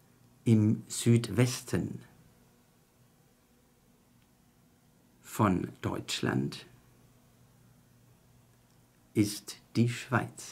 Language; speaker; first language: German; non-native, fluent; Chinese